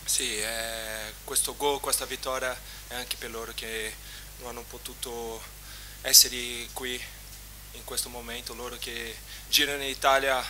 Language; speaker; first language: Italian; non-native, fluent; Portuguese